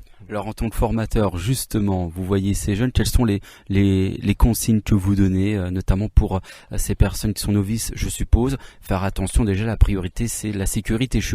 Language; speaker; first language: French; native; French